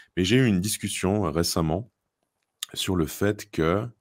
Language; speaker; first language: French; native; French